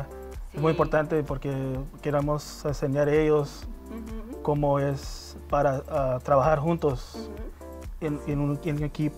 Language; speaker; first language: Spanish; early bilingual, heritage; Spanish